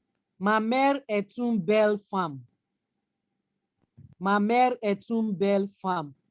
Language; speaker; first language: French; non-native, fluent; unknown